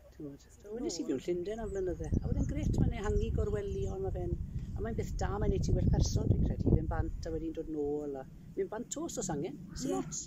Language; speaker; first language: Welsh; early bilingual, heritage; Welsh